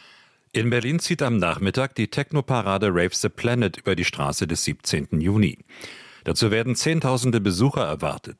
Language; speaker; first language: German; native; German